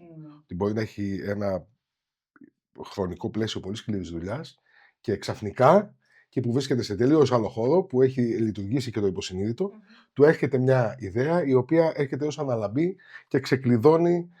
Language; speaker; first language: Greek; native; Greek